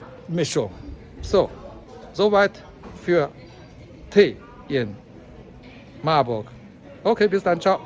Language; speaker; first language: German; non-native, fluent; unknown